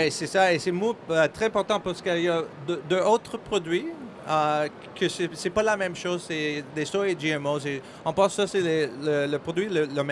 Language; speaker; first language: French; non-native, learner; English